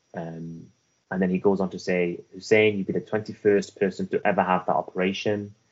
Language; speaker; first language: English; early bilingual, other home language; Persian